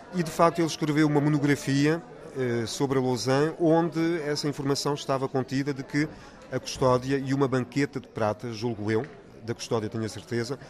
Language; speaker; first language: Portuguese; early bilingual, other home language; French